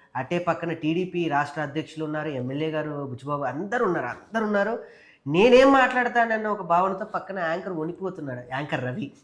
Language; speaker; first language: Telugu; native; Telugu